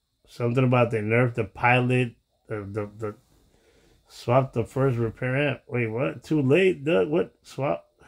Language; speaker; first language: English; early bilingual, other home language; Spanish